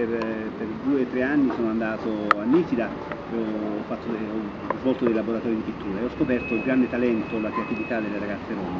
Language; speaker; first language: Italian; native; Italian